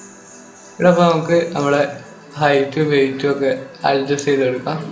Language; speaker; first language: Malayalam; native; Malayalam